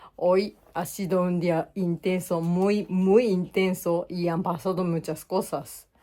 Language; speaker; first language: Spanish; non-native, fluent; Japanese